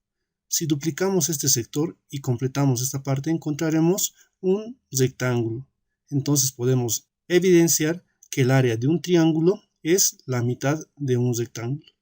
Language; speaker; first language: Spanish; native; Spanish